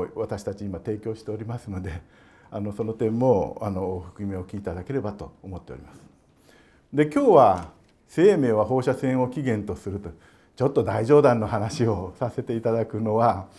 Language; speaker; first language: Japanese; native; Japanese